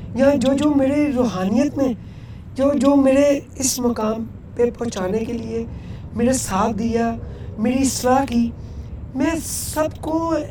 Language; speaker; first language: Urdu; non-native, local second language; Punjabi